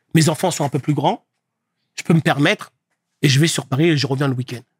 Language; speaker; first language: French; native; French